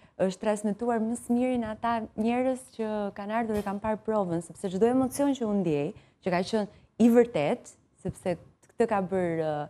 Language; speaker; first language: Albanian; native; Albanian